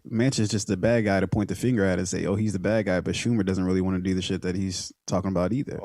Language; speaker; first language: English; native; English